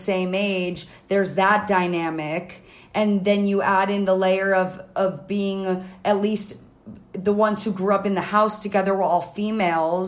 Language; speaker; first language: English; native; English